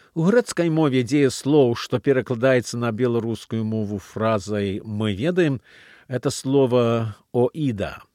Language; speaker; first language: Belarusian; native; Belarusian